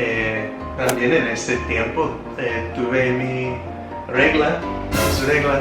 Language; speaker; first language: Spanish; non-native, fluent; English